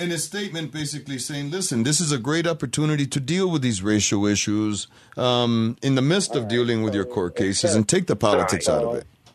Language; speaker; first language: English; native; English